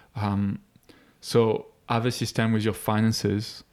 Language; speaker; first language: English; non-native, fluent; French